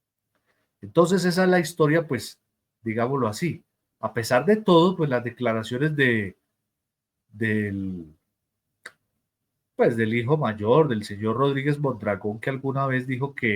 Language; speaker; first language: Spanish; native; Spanish